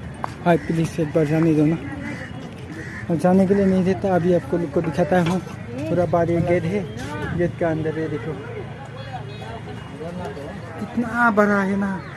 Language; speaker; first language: Hindi; non-native, local second language; Assamese